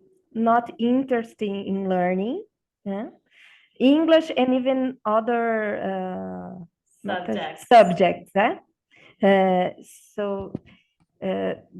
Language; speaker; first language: English; non-native, learner; Portuguese